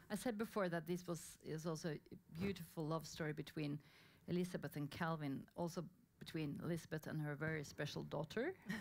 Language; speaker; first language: English; non-native, fluent; Norwegian